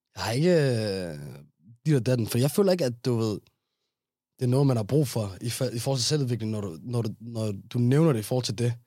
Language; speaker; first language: Danish; native; Danish